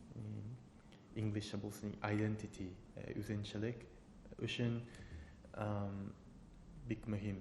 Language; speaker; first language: Tatar; non-native, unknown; Japanese